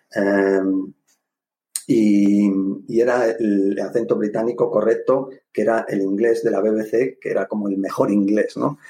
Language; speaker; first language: Spanish; native; Spanish